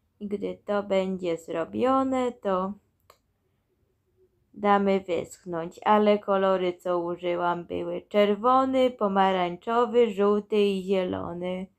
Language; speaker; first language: Polish; early bilingual, heritage; Polish